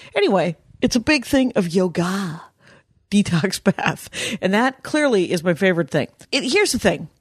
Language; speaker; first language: English; native; English